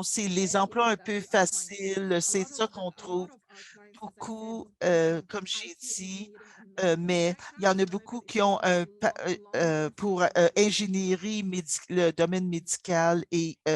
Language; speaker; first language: French; non-native, fluent; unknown